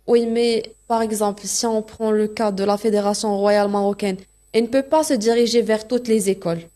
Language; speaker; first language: French; non-native, local second language; Arabic